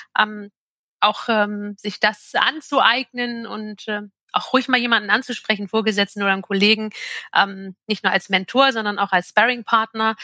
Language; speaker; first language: German; early bilingual, other home language; Turkish